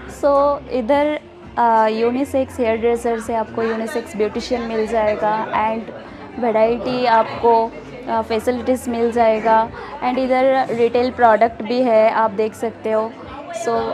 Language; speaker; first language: Hindi; non-native, local second language; Kannada